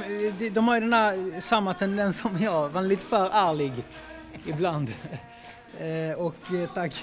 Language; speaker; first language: Swedish; native; Swedish